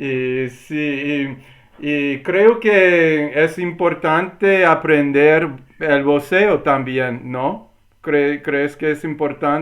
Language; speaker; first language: Spanish; non-native, learner; English